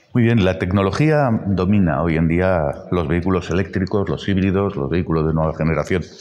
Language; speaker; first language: Spanish; native; Spanish